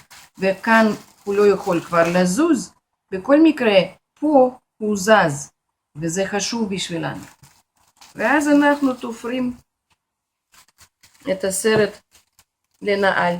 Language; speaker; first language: Hebrew; non-native, fluent; Russian